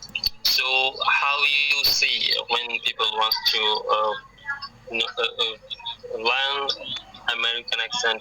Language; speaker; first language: English; non-native, learner; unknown